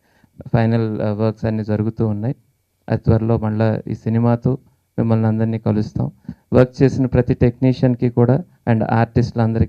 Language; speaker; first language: Telugu; native; Telugu